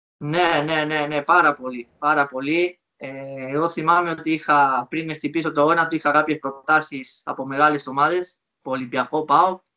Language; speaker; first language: Greek; non-native, fluent; Spanish